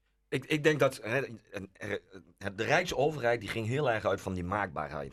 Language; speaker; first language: Dutch; native; Dutch